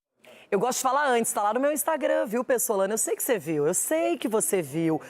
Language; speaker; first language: Portuguese; native; Portuguese